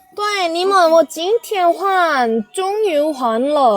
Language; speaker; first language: Chinese; non-native, learner; Korean